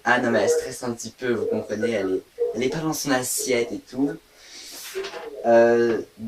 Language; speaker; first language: French; native; French